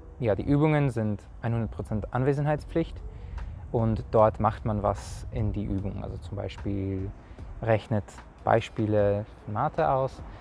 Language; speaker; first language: German; non-native, fluent; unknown